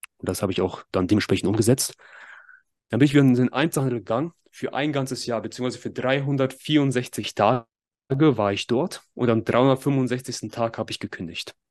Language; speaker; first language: German; early bilingual, other home language; Russian